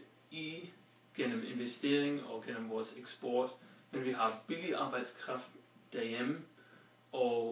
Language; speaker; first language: Danish; non-native, fluent; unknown